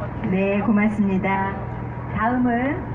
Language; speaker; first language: Korean; native; Korean